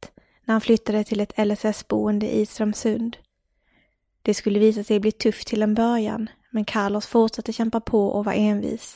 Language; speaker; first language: Swedish; native; Swedish